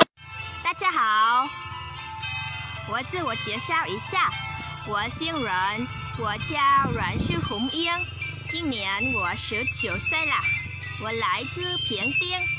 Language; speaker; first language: Chinese; non-native, learner; Vietnamese